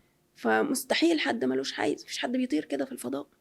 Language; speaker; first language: Arabic; native; Arabic